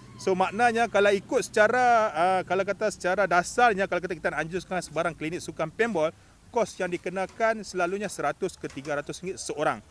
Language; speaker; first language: Malay; native; Malay